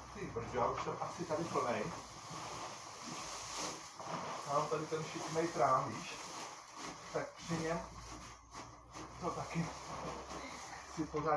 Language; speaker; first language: Czech; native; Czech